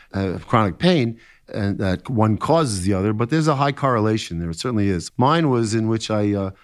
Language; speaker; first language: English; native; English